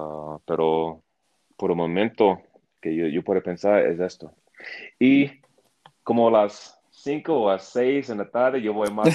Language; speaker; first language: Spanish; non-native, learner; English